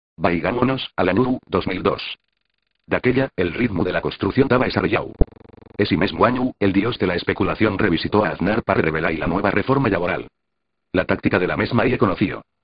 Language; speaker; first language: Asturian; non-native, local second language; Spanish